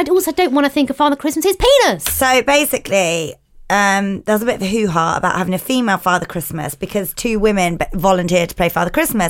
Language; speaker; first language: English; native; English